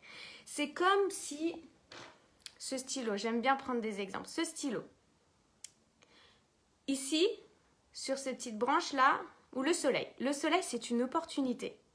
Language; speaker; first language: French; native; French